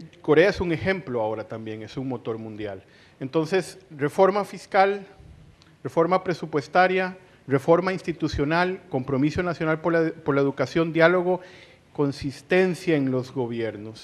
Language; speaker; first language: Spanish; native; Spanish